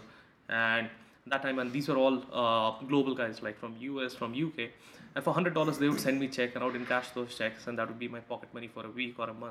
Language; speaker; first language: English; non-native, local second language; Hindi